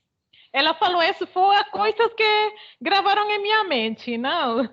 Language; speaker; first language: Portuguese; non-native, fluent; Spanish